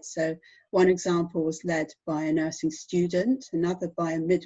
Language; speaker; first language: English; native; English